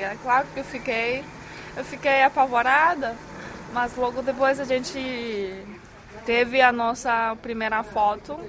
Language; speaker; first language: Portuguese; non-native, fluent; Chinese